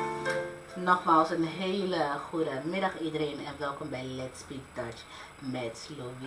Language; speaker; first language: Dutch; early bilingual, other home language; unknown